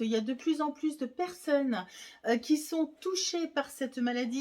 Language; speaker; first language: French; native; French